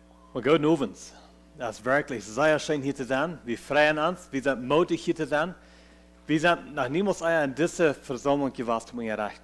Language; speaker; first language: German; non-native, learner; Plautdietsch